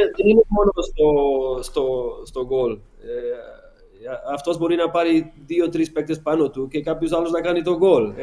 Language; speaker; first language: Greek; non-native, learner; Portuguese